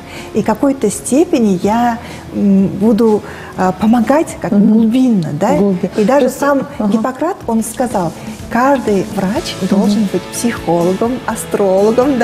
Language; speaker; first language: Russian; native; Russian